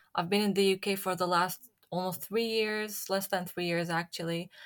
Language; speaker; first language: English; non-native, fluent; Arabic